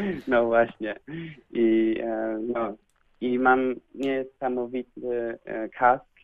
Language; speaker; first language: Polish; early bilingual, heritage; Polish